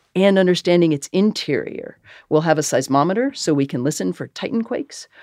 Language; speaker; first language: English; native; English